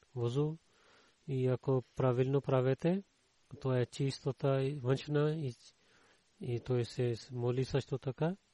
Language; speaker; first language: Bulgarian; non-native, learner; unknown